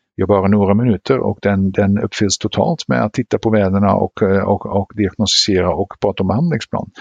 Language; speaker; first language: Swedish; non-native, fluent; Dutch